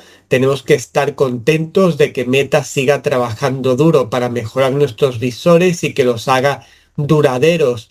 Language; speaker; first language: Spanish; native; Spanish